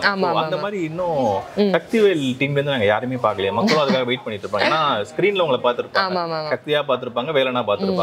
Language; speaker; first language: Tamil; native; Tamil